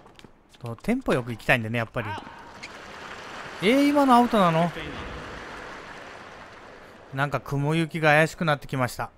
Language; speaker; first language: Japanese; native; Japanese